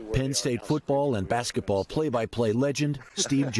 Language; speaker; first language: English; native; English